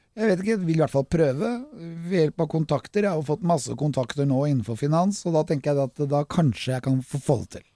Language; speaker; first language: Norwegian; native; Norwegian